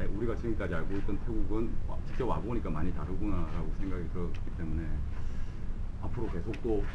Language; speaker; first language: Korean; native; Korean